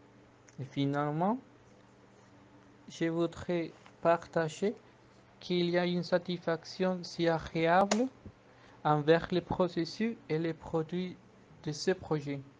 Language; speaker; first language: French; non-native, fluent; Spanish